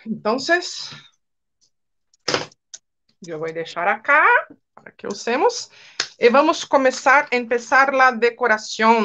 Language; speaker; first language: Spanish; non-native, fluent; Portuguese